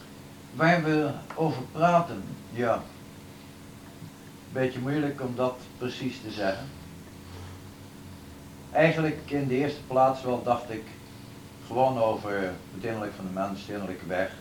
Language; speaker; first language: Dutch; native; Dutch